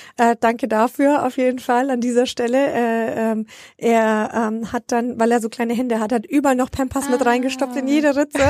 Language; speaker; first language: German; early bilingual, other home language; Romanian